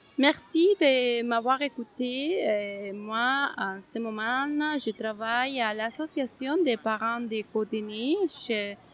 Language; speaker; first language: French; non-native, fluent; Spanish